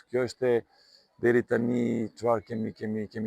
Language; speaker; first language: Albanian; non-native, learner; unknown